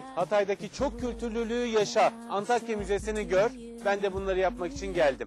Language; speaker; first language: Turkish; native; Turkish